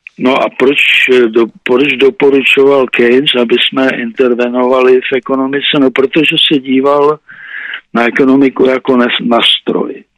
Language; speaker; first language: Czech; native; Czech